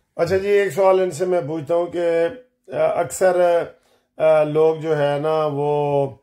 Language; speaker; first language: Urdu; non-native, local second language; Punjabi